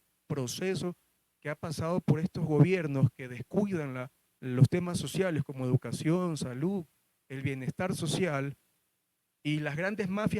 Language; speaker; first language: Spanish; native; Spanish